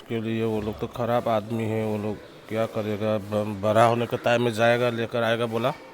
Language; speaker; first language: Hindi; non-native, local second language; Manipuri